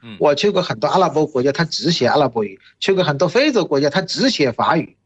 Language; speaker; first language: Chinese; non-native, fluent; Bangla